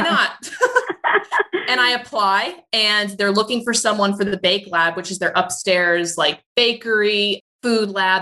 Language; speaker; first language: English; native; English